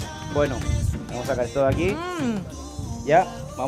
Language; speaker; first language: Spanish; native; Spanish